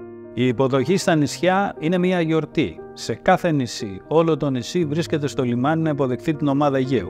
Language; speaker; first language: Greek; native; Greek